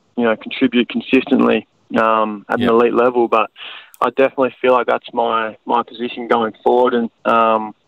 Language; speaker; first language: English; native; English